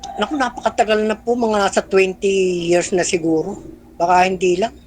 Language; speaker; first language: Filipino; native; Filipino